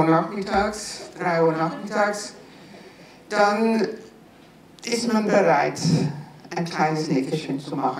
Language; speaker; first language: German; non-native, fluent; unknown